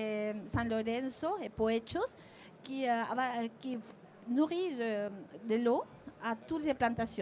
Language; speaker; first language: French; non-native, fluent; Spanish